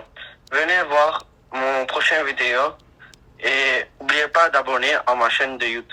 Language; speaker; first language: French; non-native, learner; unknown